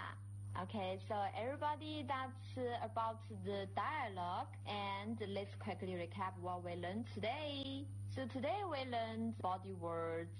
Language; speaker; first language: English; non-native, fluent; Chinese